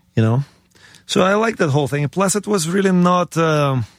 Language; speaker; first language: English; non-native, fluent; Russian